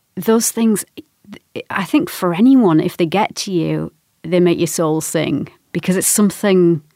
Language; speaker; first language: English; native; English